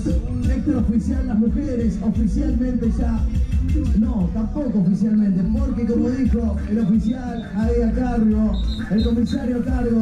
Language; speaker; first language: Spanish; native; Spanish